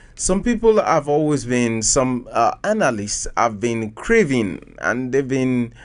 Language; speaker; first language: English; non-native, local second language; Yoruba